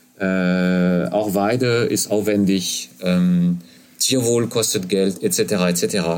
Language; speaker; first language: German; non-native, fluent; French